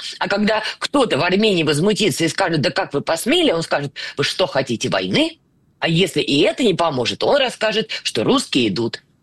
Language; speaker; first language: Russian; native; Russian